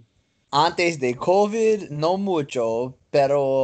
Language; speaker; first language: Spanish; non-native, learner; English